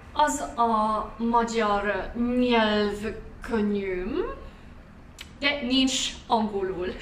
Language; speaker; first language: Hungarian; non-native, learner; English